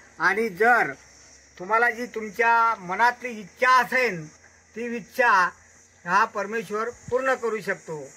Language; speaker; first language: Marathi; non-native, local second language; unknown